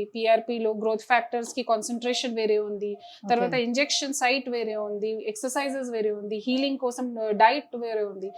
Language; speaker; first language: Telugu; non-native, fluent; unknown